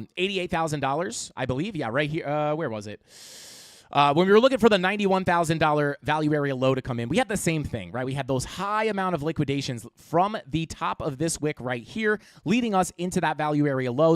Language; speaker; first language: English; native; English